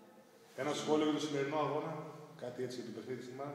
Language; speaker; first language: Greek; native; Greek